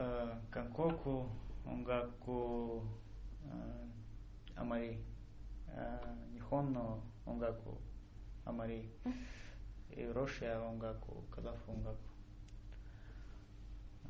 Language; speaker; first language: Japanese; non-native, learner; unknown